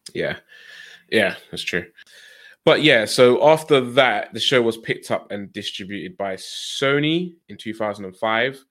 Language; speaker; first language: English; native; English